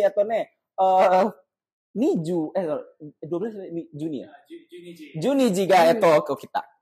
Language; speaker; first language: Japanese; non-native, learner; Indonesian